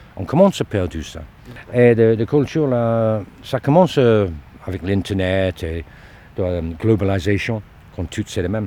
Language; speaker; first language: French; non-native, learner; English